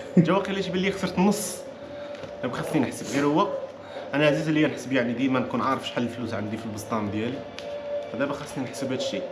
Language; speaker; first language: Arabic; native; Arabic